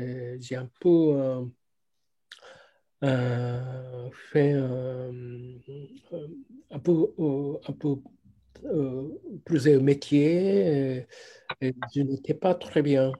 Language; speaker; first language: French; non-native, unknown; Japanese